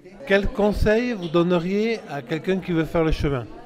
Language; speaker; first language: French; native; French